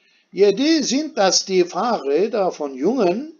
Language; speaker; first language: German; non-native, fluent; Turkish